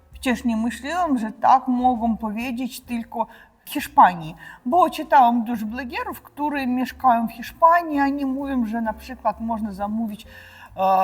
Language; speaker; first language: Polish; non-native, learner; Russian